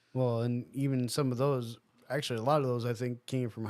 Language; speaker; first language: English; native; English